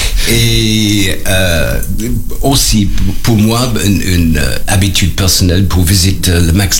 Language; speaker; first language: French; non-native, learner; English